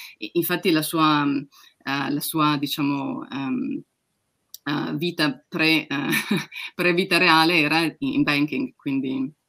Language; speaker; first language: Italian; native; Italian